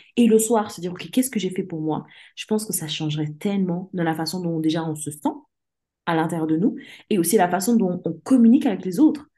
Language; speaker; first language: French; early bilingual, other home language; English